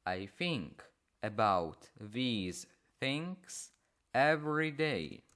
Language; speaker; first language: English; non-native, fluent; Polish